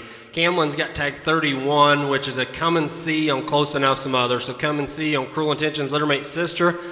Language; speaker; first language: English; native; English